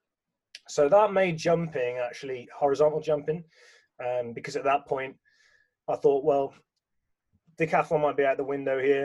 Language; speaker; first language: English; native; English